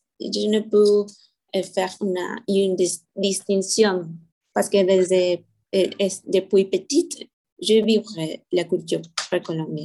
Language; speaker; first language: French; non-native, learner; Spanish